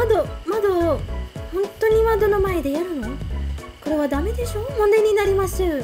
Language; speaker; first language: Japanese; non-native, learner; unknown